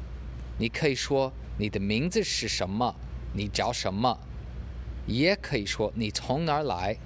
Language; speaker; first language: Chinese; non-native, learner; English